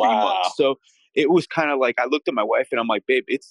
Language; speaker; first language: English; native; English